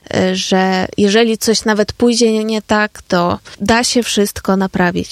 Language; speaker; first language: Polish; non-native, fluent; Ukrainian